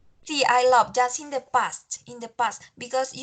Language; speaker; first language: English; non-native, fluent; Spanish